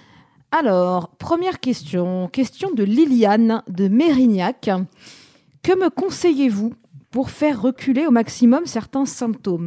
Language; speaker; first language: French; native; French